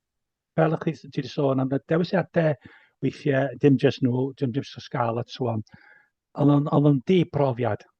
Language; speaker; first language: Welsh; native; Welsh